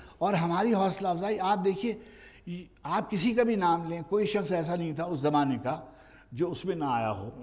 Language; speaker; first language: Urdu; native; Urdu